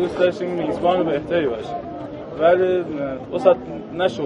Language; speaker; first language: Persian; native; Persian